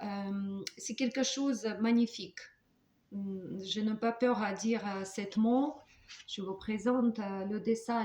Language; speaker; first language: French; non-native, fluent; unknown